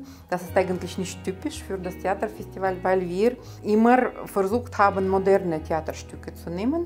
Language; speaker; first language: German; non-native, fluent; Russian